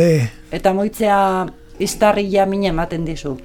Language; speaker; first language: Basque; non-native, learner; Spanish